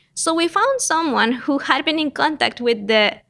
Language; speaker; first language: English; non-native, fluent; Spanish